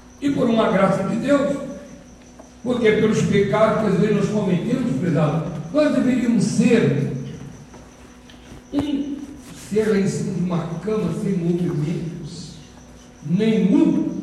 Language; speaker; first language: Portuguese; native; Portuguese